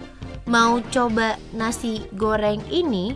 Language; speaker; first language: Indonesian; non-native, fluent; Dutch